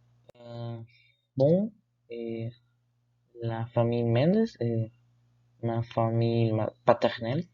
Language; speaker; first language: French; non-native, learner; Spanish